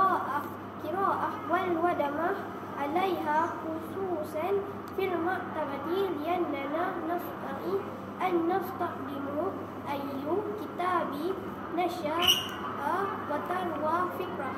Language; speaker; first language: Arabic; non-native, learner; Malay